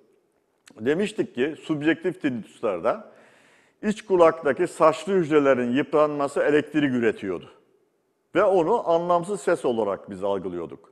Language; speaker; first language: Turkish; native; Turkish